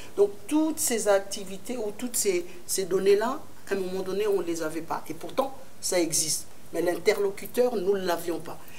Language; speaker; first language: French; non-native, local second language; Lingala